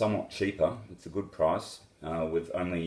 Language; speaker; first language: English; native; English